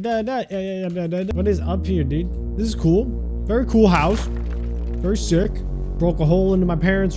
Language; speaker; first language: English; native; English